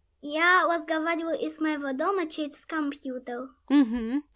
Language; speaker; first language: Russian; early bilingual, heritage; Russian